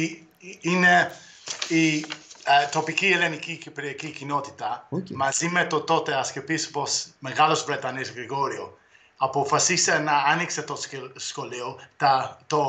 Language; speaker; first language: Greek; early bilingual, heritage; Greek